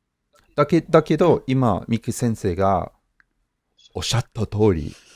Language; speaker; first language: Japanese; non-native, fluent; English